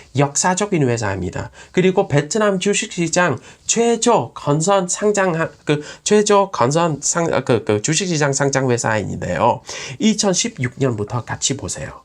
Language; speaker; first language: Korean; non-native, fluent; Vietnamese